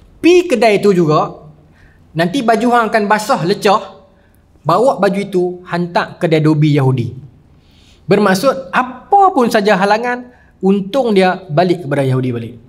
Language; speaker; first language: Malay; native; Malay